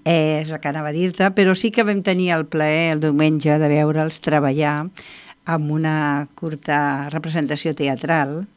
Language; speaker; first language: Catalan; native; Catalan